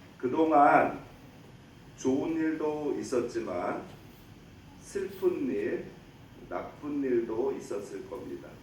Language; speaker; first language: Korean; native; Korean